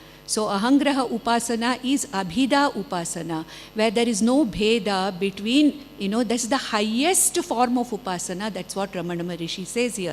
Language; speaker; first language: English; non-native, local second language; Konkani